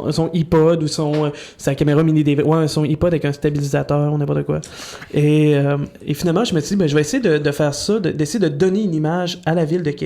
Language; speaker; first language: French; native; French